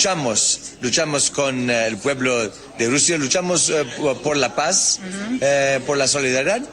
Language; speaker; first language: Spanish; non-native, learner; English